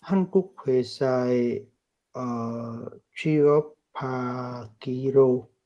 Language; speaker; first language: Korean; non-native, learner; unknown